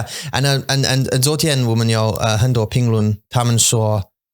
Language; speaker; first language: Chinese; non-native, learner; English